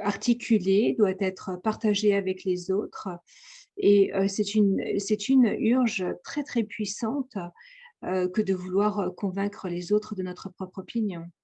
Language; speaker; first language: French; native; French